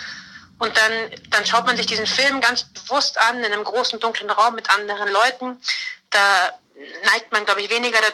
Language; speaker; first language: German; native; German